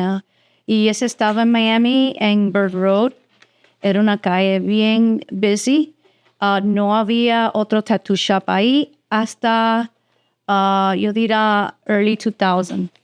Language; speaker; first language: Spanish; early bilingual, heritage; Spanish